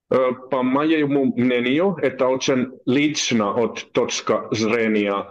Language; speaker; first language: Russian; non-native, learner; Finnish